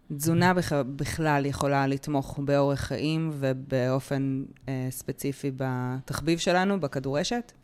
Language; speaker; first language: Hebrew; native; Hebrew